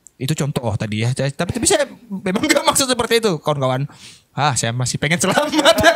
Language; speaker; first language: Indonesian; native; Indonesian